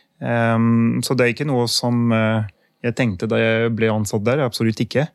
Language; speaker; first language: Norwegian; non-native, fluent; French